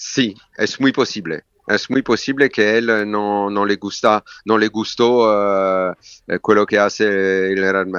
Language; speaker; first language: Spanish; non-native, learner; French